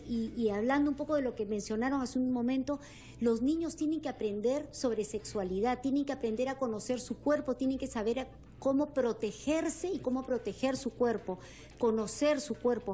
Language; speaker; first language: Spanish; native; Spanish